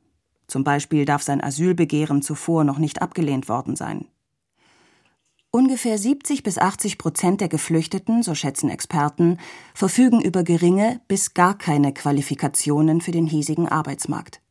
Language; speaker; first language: German; native; German